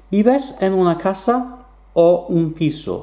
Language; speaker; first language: Spanish; non-native, fluent; English